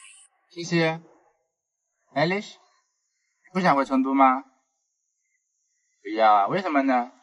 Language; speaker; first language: Chinese; native; Chinese